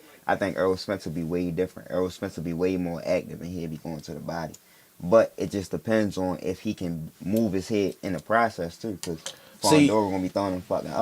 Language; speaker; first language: English; native; English